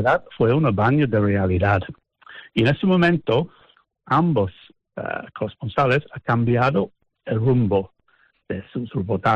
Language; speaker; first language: Spanish; non-native, fluent; English